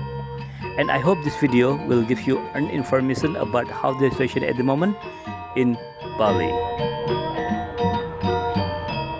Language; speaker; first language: English; non-native, local second language; Indonesian